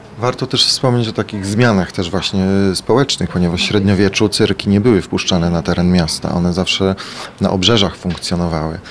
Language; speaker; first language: Polish; native; Polish